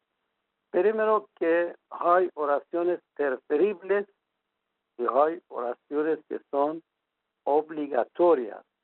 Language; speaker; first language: Spanish; non-native, fluent; Persian